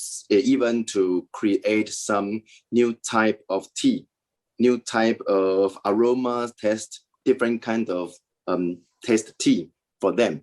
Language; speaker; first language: English; non-native, learner; Chinese